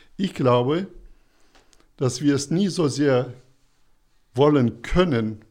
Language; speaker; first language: German; early bilingual, other home language; Russian